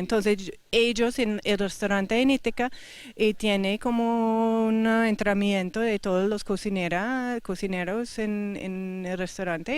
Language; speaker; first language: Spanish; non-native, fluent; English